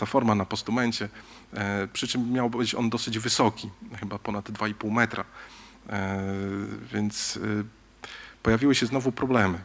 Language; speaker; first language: Polish; native; Polish